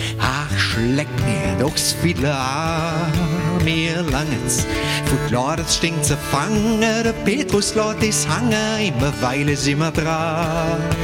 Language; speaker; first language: German; native; German